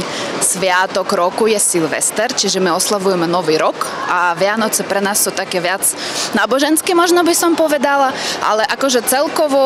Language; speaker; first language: Slovak; non-native, fluent; Russian